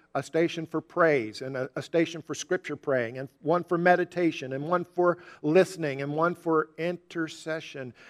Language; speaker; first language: English; native; English